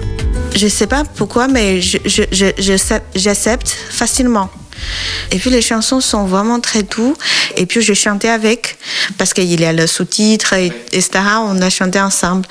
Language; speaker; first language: French; non-native, learner; Chinese